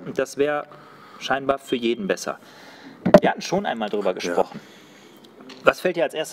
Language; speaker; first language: German; native; German